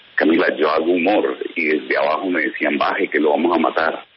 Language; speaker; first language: Spanish; native; Spanish